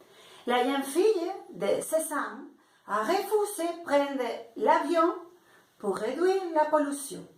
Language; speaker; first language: French; non-native, fluent; Spanish